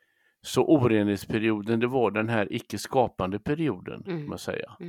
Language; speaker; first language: Swedish; native; Swedish